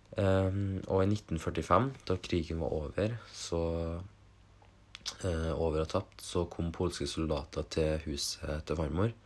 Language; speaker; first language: Norwegian; early bilingual, other home language; German